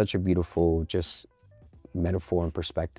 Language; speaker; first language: English; native; English